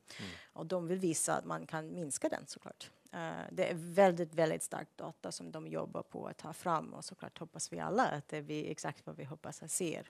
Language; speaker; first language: Swedish; non-native, fluent; English